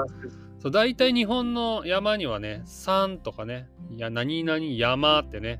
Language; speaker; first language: Japanese; native; Japanese